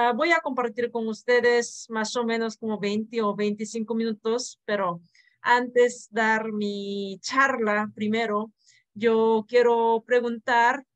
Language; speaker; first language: Spanish; non-native, fluent; Korean